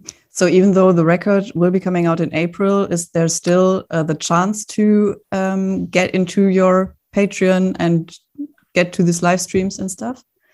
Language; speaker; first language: English; non-native, fluent; German